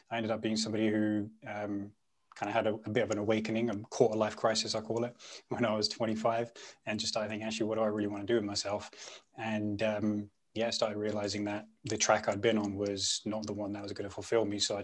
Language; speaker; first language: English; non-native, local second language; Punjabi